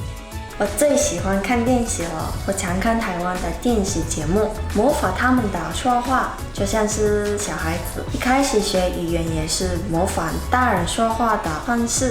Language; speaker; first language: Chinese; non-native, fluent; Mongolian